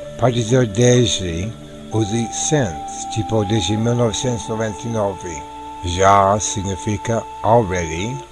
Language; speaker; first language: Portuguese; non-native, fluent; English